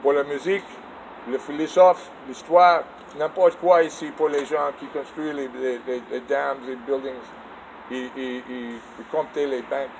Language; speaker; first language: French; non-native, learner; English